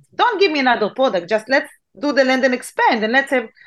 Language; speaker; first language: English; non-native, fluent; Hebrew